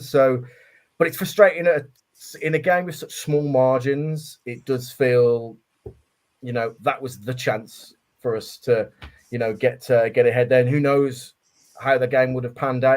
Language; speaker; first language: English; native; English